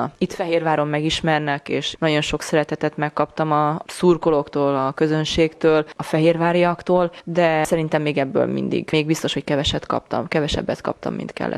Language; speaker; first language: Hungarian; native; Hungarian